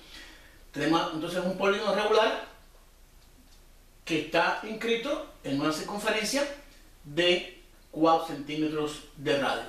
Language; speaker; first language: Spanish; native; Spanish